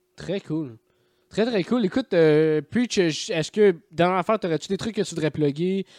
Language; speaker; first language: French; native; French